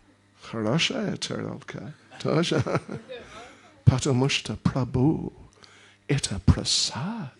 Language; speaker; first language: Russian; non-native, learner; English